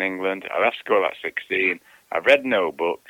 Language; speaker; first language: English; native; English